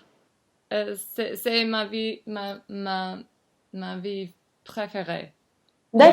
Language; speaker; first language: French; non-native, learner; English